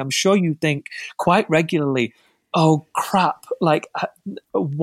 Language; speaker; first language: English; native; English